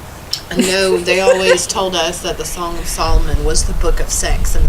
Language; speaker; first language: English; native; English